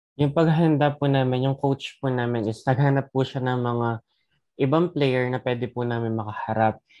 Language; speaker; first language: Filipino; non-native, local second language; Pampanga